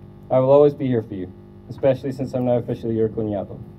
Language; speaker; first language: English; native; English